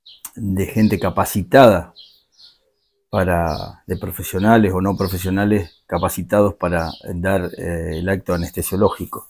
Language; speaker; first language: Spanish; native; Spanish